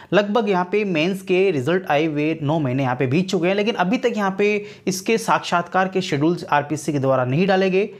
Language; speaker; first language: Hindi; native; Hindi